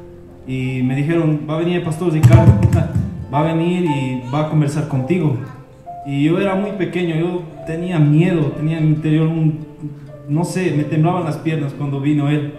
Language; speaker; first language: Spanish; native; Spanish